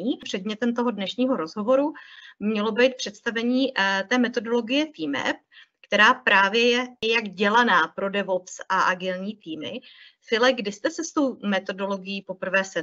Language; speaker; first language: Czech; native; Czech